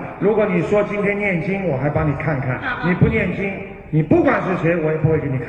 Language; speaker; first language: Chinese; native; Chinese